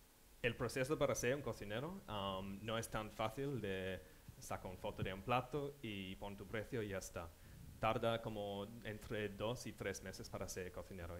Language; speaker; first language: Spanish; non-native, fluent; English